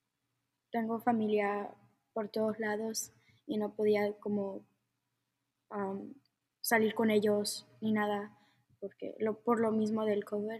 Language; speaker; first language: Spanish; early bilingual, heritage; Spanish